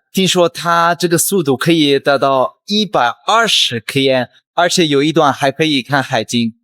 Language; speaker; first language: Chinese; non-native, fluent; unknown